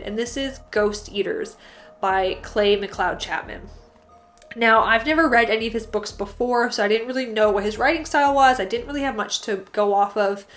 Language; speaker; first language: English; native; English